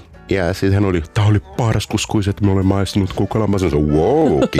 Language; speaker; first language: Finnish; non-native, fluent; Portuguese